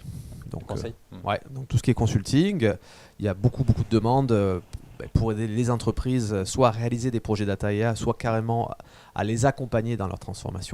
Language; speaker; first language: French; native; French